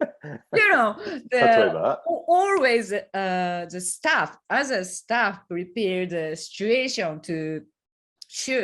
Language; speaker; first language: English; non-native, learner; Japanese